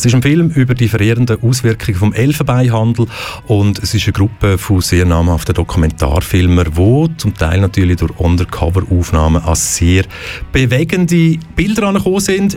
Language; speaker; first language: German; native; German